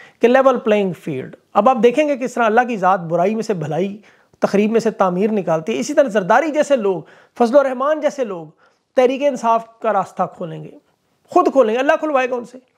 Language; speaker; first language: Urdu; native; Urdu